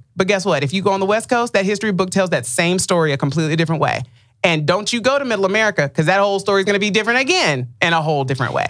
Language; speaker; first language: English; early bilingual, other home language; Akan